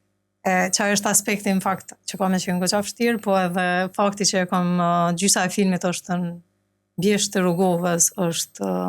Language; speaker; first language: Albanian; native; Albanian